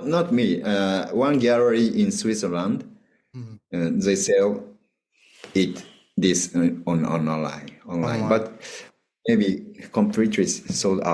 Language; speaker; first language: English; non-native, learner; Japanese